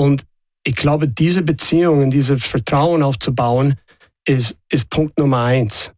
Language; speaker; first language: German; non-native, fluent; English